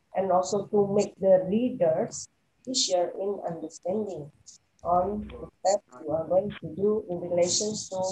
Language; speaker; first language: English; non-native, fluent; Indonesian